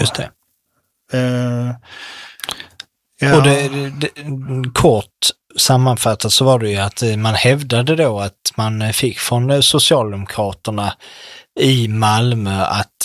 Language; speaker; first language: Swedish; native; Swedish